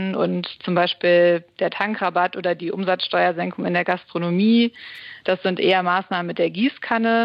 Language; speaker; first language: German; native; German